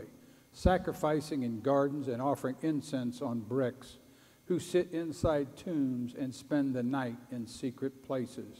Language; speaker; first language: English; native; English